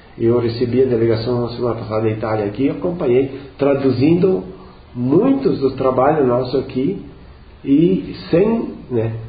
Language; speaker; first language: Portuguese; non-native, local second language; Venetian